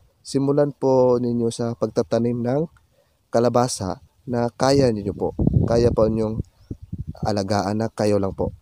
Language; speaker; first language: Filipino; non-native, local second language; Cebuano